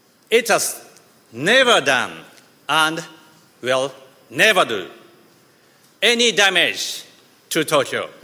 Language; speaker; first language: English; non-native, fluent; Japanese